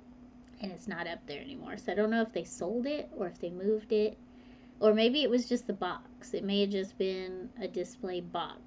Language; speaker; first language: English; native; English